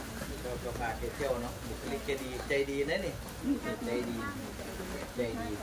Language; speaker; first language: Thai; native; Thai